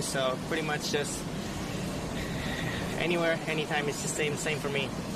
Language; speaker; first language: English; early bilingual, other home language; Japanese